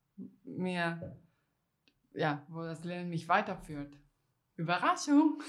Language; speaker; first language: German; non-native, fluent; Spanish